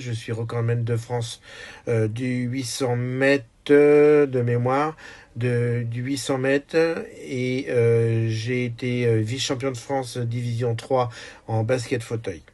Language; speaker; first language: French; native; French